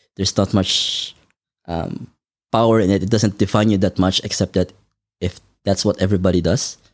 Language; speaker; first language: English; non-native, local second language; Filipino